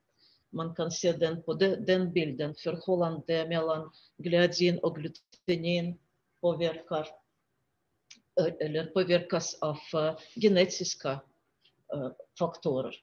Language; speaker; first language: Swedish; non-native, fluent; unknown